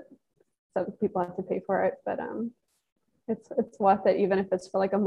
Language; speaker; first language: English; native; English